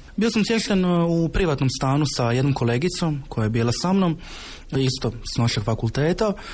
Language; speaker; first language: Croatian; native; Croatian